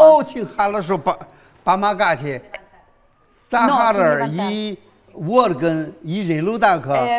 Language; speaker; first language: Russian; non-native, learner; Chinese